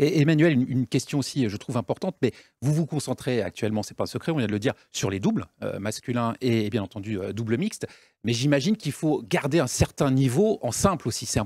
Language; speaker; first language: French; native; French